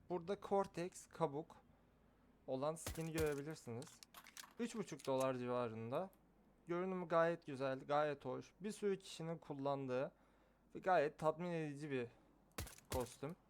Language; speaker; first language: Turkish; native; Turkish